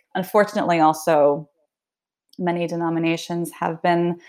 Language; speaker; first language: English; early bilingual, other home language; Swedish